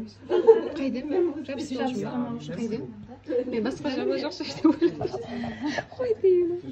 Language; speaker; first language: Czech; non-native, learner; Kara-Kalpak